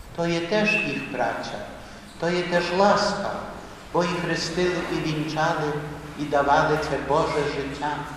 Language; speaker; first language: Ukrainian; early bilingual, heritage; Ukrainian